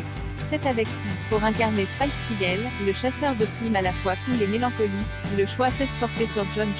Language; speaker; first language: French; native; French